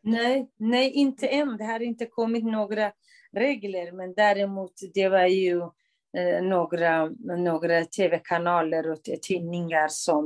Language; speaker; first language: Swedish; non-native, fluent; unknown